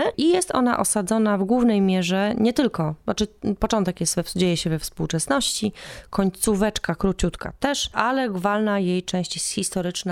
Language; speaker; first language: Polish; native; Polish